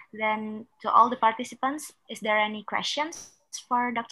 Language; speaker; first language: English; non-native, fluent; Indonesian